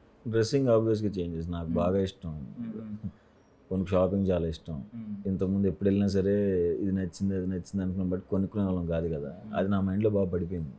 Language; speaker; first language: Telugu; native; Telugu